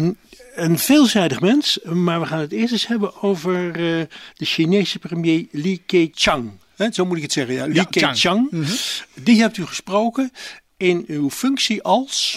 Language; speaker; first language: Dutch; native; Dutch